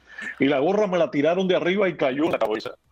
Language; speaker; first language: Spanish; native; Spanish